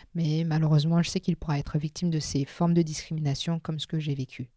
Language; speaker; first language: French; non-native, local second language; Min Nan Chinese